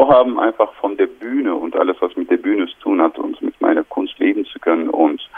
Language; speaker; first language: German; non-native, fluent; Turkish